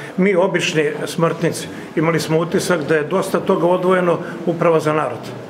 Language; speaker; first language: Serbian; native; Serbian